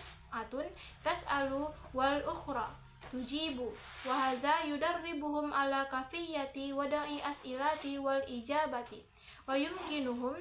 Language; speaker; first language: Arabic; non-native, learner; Indonesian